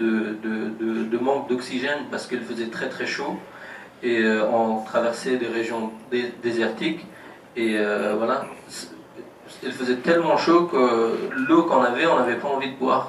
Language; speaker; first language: French; non-native, fluent; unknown